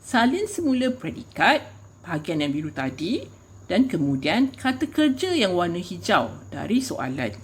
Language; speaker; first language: Malay; native; Malay